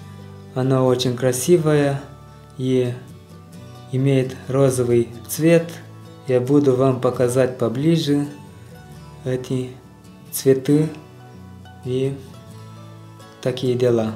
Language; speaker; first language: Russian; non-native, learner; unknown